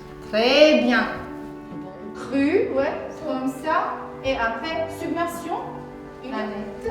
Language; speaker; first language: French; non-native, fluent; Slovenian